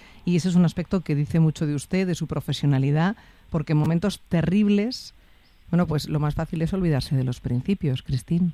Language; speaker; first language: Spanish; native; Spanish